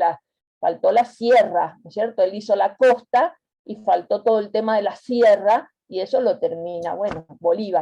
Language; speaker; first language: Spanish; native; Spanish